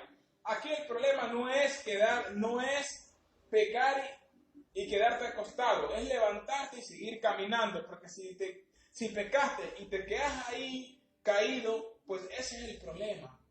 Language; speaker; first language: Spanish; native; Spanish